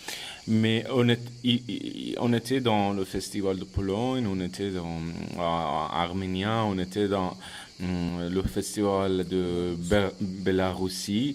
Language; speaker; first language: French; non-native, fluent; Persian